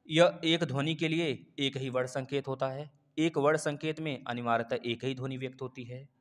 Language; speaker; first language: Hindi; native; Hindi